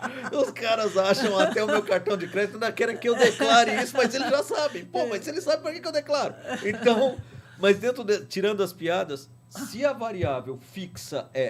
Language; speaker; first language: Portuguese; native; Portuguese